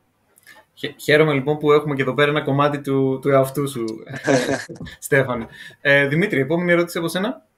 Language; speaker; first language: Greek; native; Greek